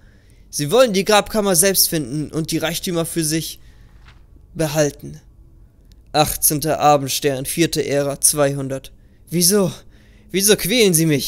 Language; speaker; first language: German; native; German